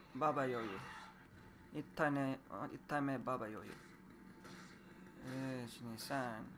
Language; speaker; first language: Japanese; non-native, learner; English